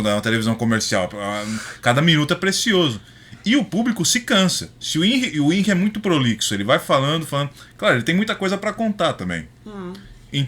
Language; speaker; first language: Portuguese; native; Portuguese